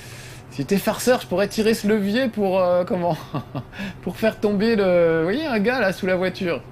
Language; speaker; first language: French; native; French